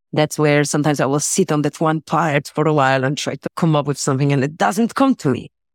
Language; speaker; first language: English; non-native, fluent; Polish